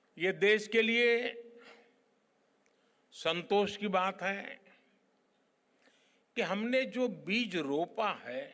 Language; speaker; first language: Hindi; non-native, local second language; Gujarati